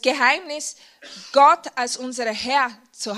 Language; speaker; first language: German; non-native, fluent; Portuguese